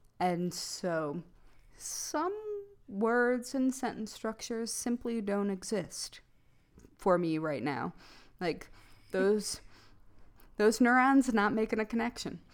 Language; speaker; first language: English; native; English